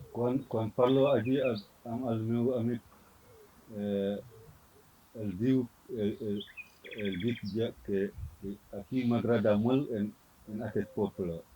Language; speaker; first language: Catalan; non-native, learner; Fula